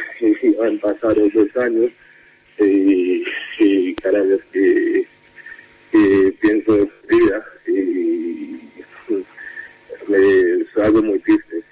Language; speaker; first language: Spanish; non-native, fluent; Haitian Creole